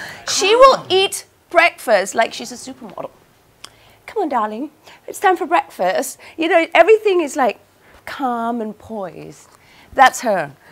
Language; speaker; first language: English; non-native, fluent; Thai